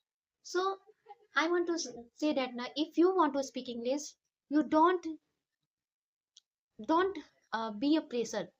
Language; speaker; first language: English; non-native, learner; Hindi